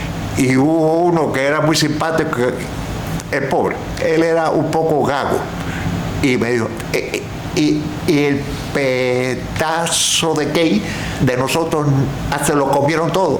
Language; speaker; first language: Spanish; native; Spanish